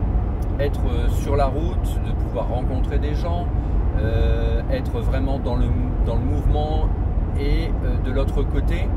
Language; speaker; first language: French; native; French